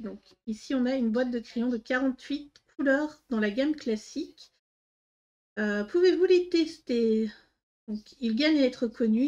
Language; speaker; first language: French; native; French